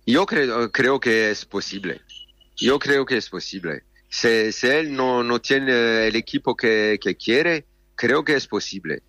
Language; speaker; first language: Spanish; non-native, learner; French